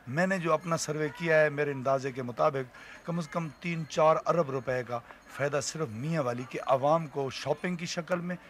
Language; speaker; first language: Urdu; non-native, local second language; Punjabi